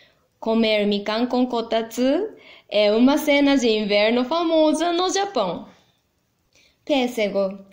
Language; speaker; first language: Portuguese; non-native, learner; Japanese